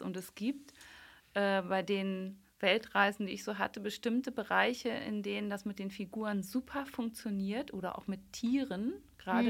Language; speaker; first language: German; native; German